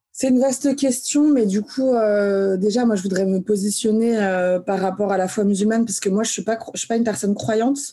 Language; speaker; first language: French; early bilingual, other home language; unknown